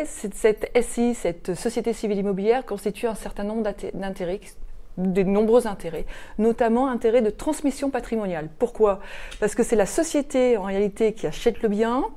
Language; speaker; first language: French; native; French